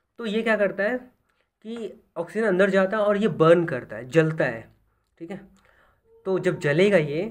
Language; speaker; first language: Hindi; native; Hindi